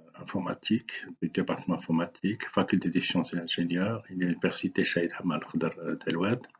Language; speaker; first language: French; non-native, local second language; Arabic